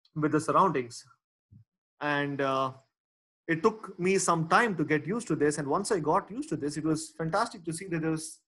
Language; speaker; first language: English; non-native, local second language; Tamil